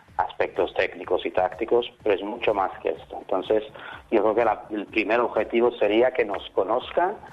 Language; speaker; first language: Spanish; non-native, fluent; Swedish